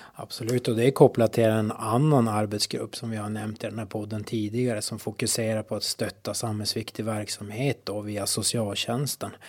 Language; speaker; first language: Swedish; native; Swedish